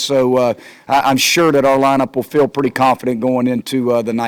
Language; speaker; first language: English; native; English